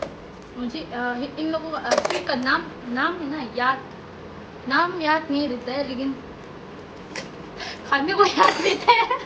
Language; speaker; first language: Hindi; non-native, local second language; Tibetan